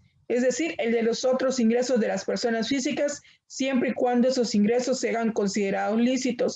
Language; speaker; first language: Spanish; native; Spanish